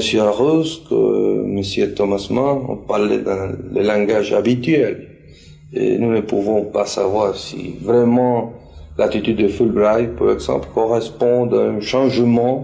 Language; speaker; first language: French; non-native, fluent; Spanish